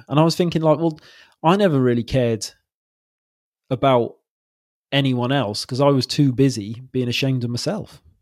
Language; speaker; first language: English; native; English